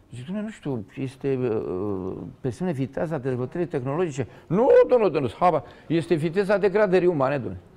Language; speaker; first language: Romanian; native; Romanian